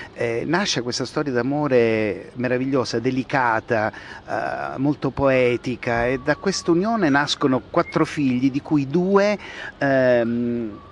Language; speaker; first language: Italian; native; Italian